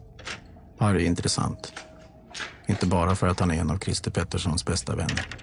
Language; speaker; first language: Swedish; native; Swedish